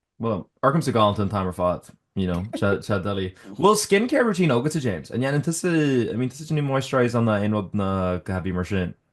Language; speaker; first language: Irish; native; Irish